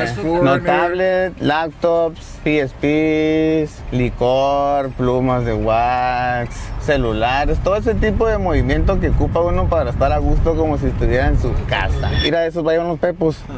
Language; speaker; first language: Spanish; native; Spanish